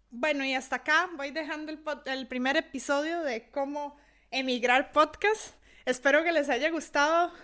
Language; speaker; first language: Spanish; native; Spanish